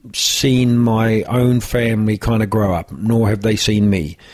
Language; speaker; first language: English; native; English